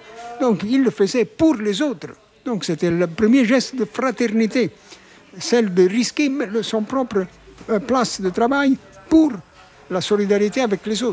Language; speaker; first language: French; non-native, fluent; Italian